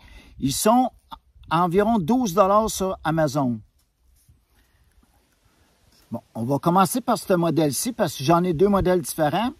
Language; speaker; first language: French; native; French